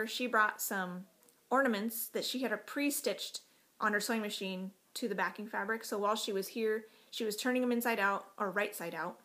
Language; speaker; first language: English; native; English